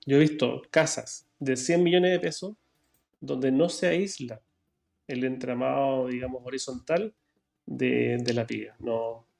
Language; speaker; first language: Spanish; native; Spanish